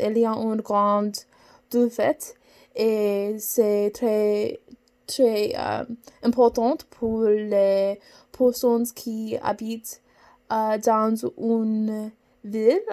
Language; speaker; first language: French; non-native, learner; English